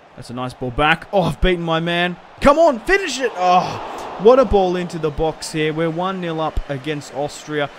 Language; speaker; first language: English; native; English